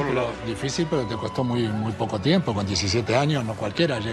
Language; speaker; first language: Spanish; native; Spanish